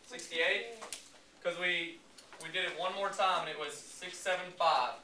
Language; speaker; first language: English; native; English